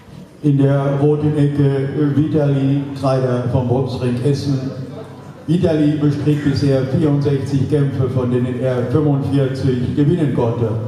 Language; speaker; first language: German; native; German